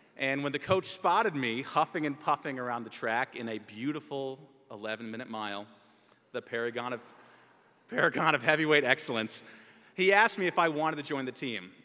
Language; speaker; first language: English; native; English